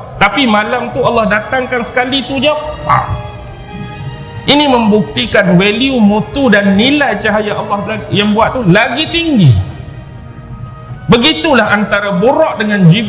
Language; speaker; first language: Malay; native; Malay